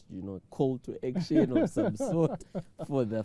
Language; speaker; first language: English; non-native, local second language; Shona